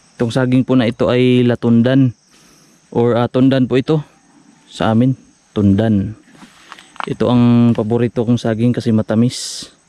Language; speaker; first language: Filipino; non-native, local second language; Cebuano